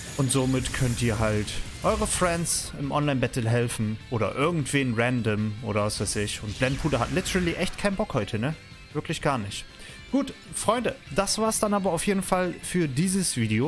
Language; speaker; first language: German; native; German